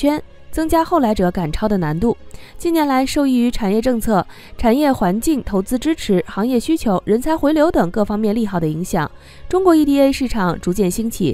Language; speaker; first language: Chinese; native; Chinese